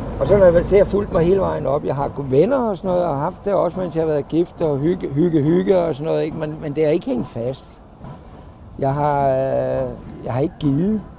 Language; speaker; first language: Danish; native; Danish